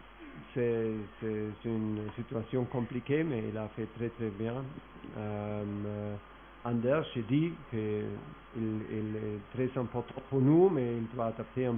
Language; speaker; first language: French; non-native, fluent; German